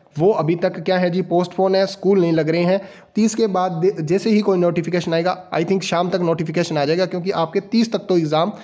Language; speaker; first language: Hindi; non-native, local second language; Punjabi